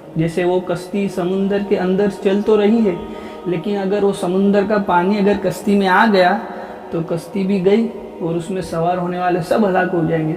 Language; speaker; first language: Urdu; non-native, local second language; Gujarati